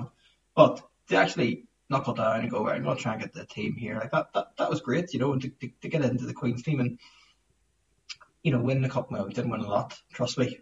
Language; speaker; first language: English; native; English